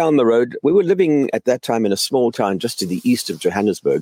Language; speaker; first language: English; native; English